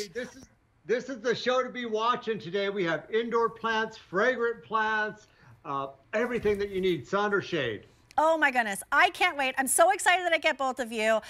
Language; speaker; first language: English; native; English